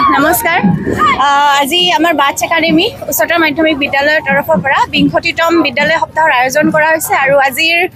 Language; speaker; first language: Assamese; native; Assamese